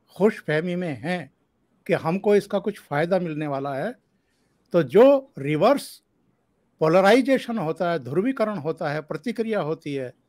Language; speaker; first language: Hindi; native; Hindi